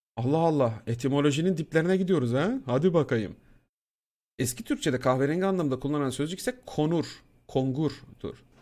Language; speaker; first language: Turkish; native; Turkish